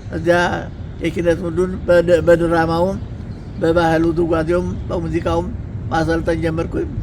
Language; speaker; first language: Amharic; native; Amharic